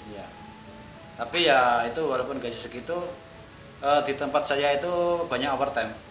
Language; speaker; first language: Indonesian; native; Indonesian